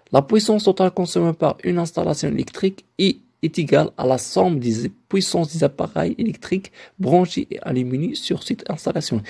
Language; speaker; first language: French; non-native, local second language; Arabic